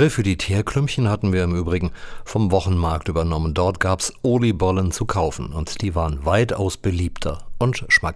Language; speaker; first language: German; native; German